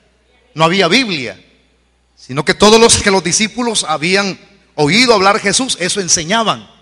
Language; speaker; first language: Spanish; native; Spanish